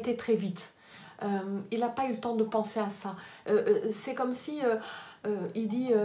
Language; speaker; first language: French; native; French